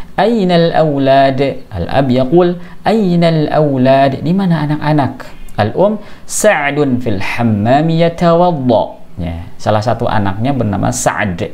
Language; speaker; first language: Arabic; non-native, fluent; Indonesian